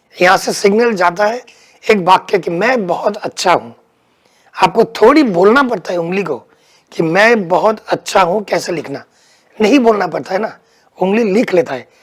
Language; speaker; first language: Hindi; non-native, local second language; Bangla